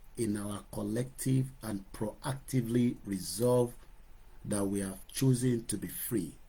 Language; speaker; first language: English; non-native, local second language; Yoruba